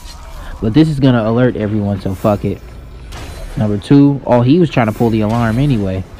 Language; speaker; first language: English; native; English